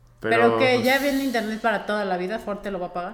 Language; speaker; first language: Spanish; native; Spanish